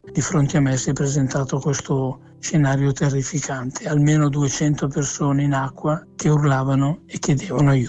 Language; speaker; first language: Italian; native; Italian